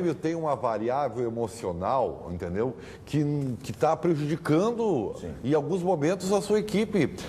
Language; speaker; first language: Portuguese; native; Portuguese